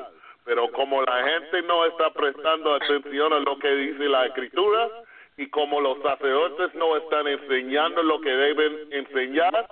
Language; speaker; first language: Spanish; non-native, fluent; English